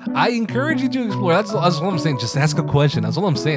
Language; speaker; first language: English; early bilingual, other home language; Spanish